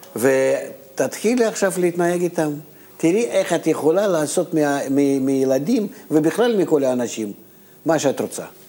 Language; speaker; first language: Hebrew; non-native, fluent; Russian